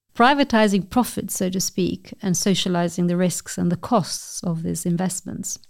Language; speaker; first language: English; non-native, fluent; Albanian